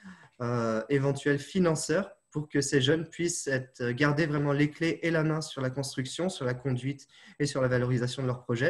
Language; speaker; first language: French; native; French